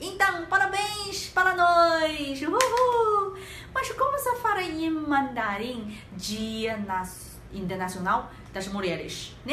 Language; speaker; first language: Portuguese; non-native, learner; Chinese